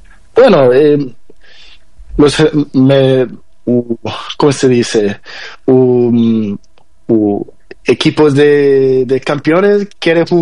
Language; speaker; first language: Spanish; non-native, learner; Portuguese